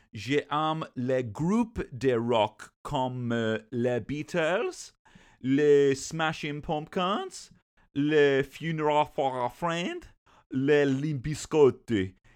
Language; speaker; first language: French; non-native, learner; English